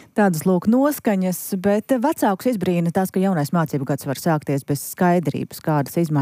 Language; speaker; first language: Latvian; native; Latvian